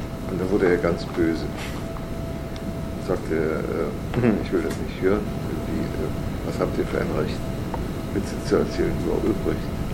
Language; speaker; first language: German; native; German